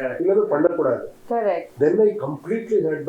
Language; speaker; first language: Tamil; non-native, learner; Kannada